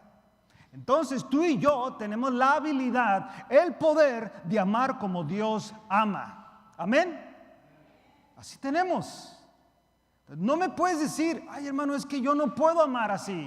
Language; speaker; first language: Spanish; early bilingual, heritage; Spanish